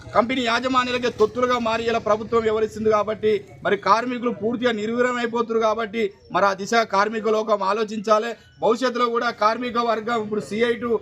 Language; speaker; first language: Telugu; native; Telugu